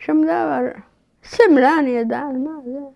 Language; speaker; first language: Hebrew; early bilingual, other home language; Arabic